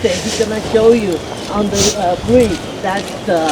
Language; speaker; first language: English; non-native, learner; Chinese